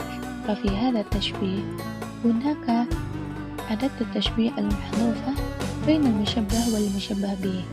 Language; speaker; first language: Arabic; non-native, learner; Indonesian